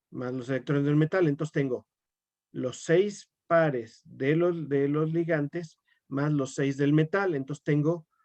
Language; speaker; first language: Spanish; native; Spanish